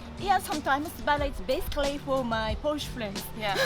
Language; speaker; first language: English; non-native, fluent; Japanese